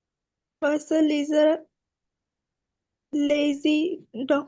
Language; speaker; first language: English; non-native, learner; Bangla